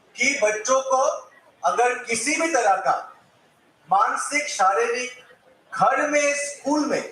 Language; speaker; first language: Hindi; non-native, local second language; Assamese